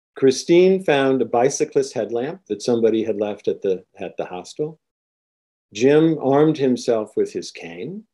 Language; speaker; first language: English; native; English